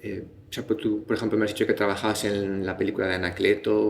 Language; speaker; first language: Spanish; native; Spanish